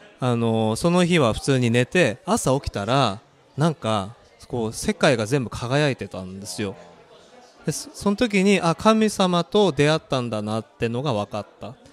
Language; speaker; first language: Japanese; early bilingual, other home language; Korean